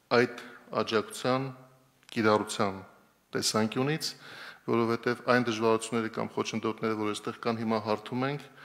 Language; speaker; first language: Armenian; native; Armenian